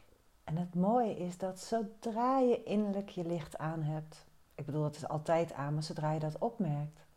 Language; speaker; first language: Dutch; native; Dutch